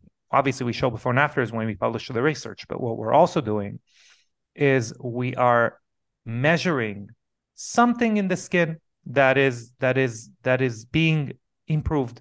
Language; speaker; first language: English; non-native, fluent; Hebrew